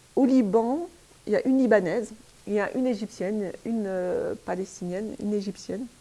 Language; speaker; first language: French; native; French